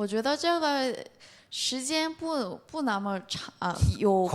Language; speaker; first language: Chinese; non-native, fluent; Korean